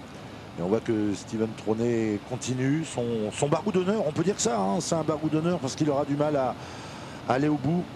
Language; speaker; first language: French; native; French